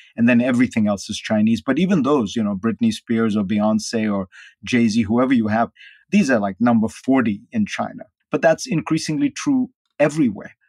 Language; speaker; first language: English; non-native, local second language; Hindi